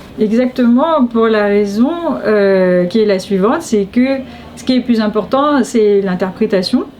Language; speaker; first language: French; native; French